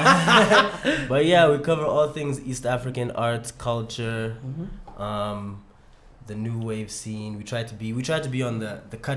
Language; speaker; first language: English; non-native, local second language; Ganda